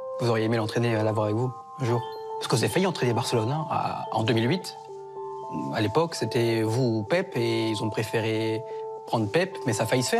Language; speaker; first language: French; native; French